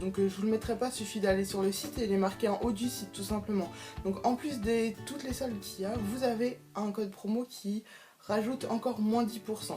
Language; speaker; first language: French; native; French